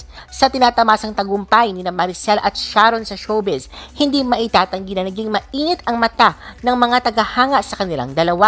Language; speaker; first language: Filipino; native; Filipino